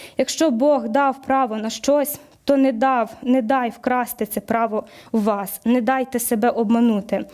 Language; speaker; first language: Ukrainian; native; Ukrainian